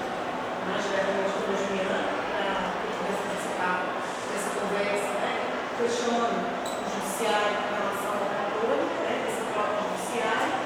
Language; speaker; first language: Portuguese; native; Portuguese